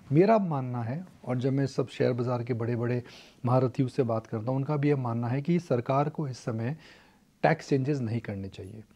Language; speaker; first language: Hindi; native; Hindi